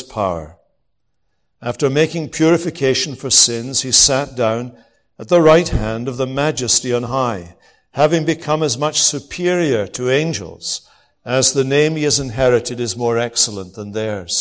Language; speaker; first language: English; native; English